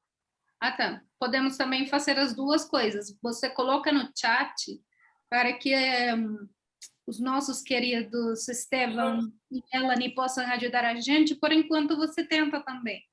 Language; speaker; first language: Portuguese; non-native, fluent; Spanish